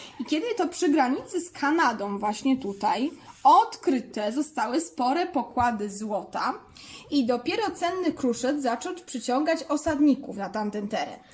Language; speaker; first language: Polish; native; Polish